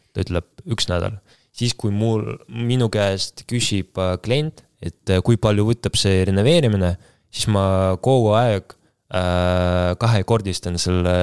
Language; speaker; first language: Estonian; non-native, local second language; Russian